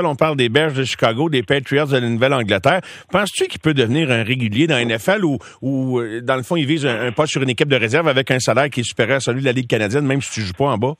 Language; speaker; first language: French; native; French